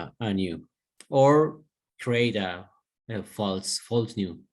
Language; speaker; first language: English; non-native, learner; Spanish